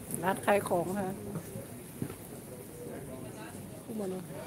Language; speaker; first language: German; non-native, learner; Thai